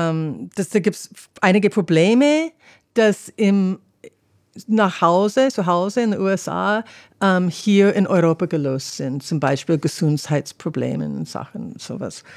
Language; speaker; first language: German; non-native, fluent; English